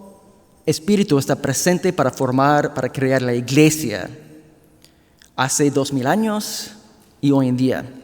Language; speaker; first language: Spanish; non-native, fluent; English